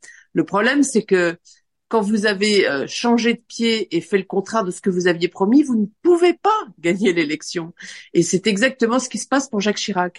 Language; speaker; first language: French; native; French